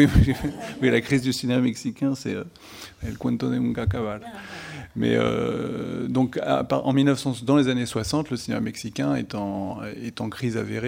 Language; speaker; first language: French; native; French